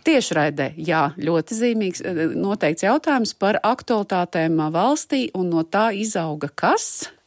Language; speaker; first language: Latvian; native; Latvian